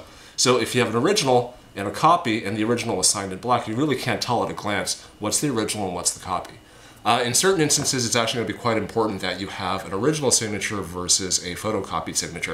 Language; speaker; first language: English; native; English